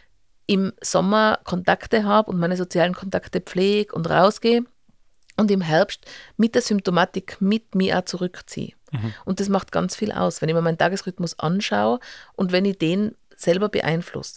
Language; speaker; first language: German; native; German